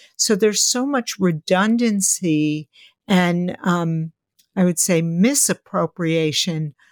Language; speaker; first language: English; native; English